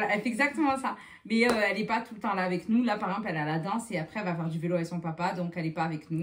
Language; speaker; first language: French; native; French